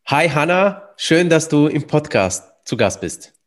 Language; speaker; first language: German; early bilingual, other home language; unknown